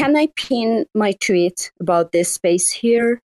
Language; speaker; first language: English; non-native, learner; Persian